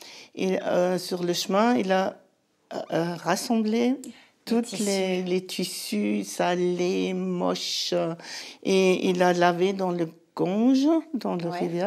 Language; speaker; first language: French; non-native, learner; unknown